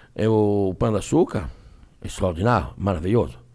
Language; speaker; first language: Portuguese; non-native, fluent; French